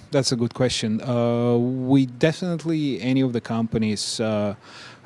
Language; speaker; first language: English; non-native, fluent; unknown